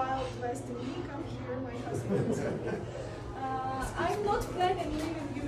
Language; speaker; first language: English; non-native, learner; Russian